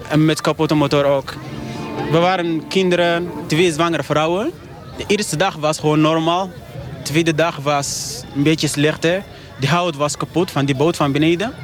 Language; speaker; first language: Dutch; non-native, fluent; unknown